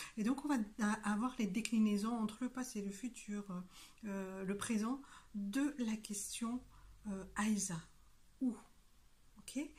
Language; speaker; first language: French; non-native, local second language; Malagasy